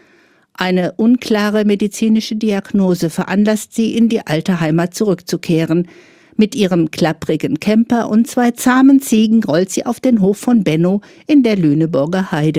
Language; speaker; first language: German; native; German